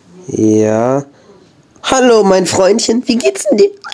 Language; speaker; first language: German; native; German